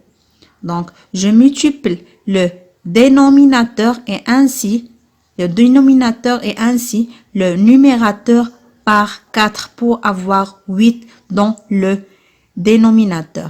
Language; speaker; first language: French; non-native, local second language; Arabic